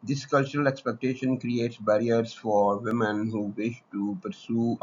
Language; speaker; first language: English; non-native, local second language; Urdu